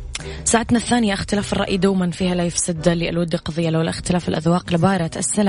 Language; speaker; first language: Arabic; native; Arabic